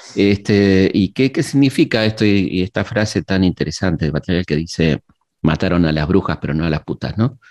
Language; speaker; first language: Spanish; native; Spanish